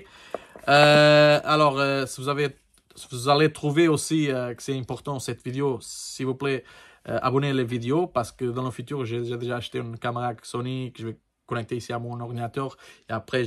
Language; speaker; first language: French; non-native, learner; Portuguese